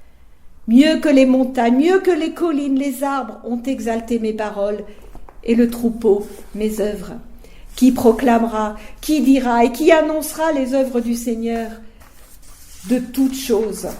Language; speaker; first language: French; native; French